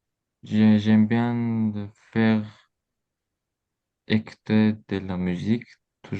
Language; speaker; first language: French; non-native, learner; Azerbaijani